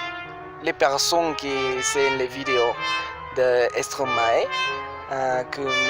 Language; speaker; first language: French; non-native, learner; Spanish